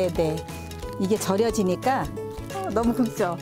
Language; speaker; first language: Korean; native; Korean